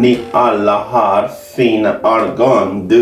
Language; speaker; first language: Swedish; non-native, learner; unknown